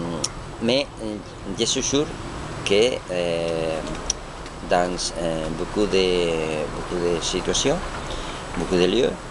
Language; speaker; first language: French; non-native, learner; Spanish